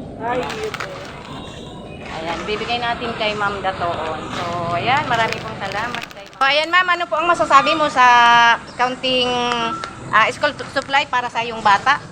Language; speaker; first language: Filipino; non-native, local second language; Bikol